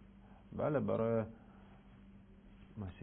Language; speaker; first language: Persian; non-native, learner; Russian